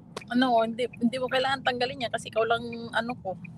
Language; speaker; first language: Filipino; native; Filipino